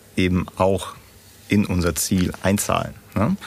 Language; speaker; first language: German; early bilingual, other home language; Russian